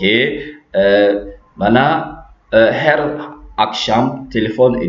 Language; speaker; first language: Turkish; non-native, fluent; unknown